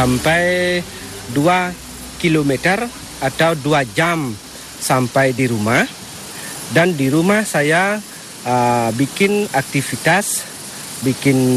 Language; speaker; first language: Indonesian; non-native, local second language; Balinese